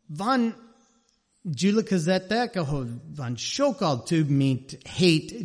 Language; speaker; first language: Hungarian; non-native, learner; English